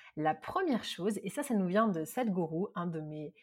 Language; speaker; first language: French; native; French